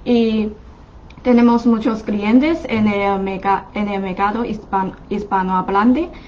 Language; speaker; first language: Spanish; non-native, fluent; Chinese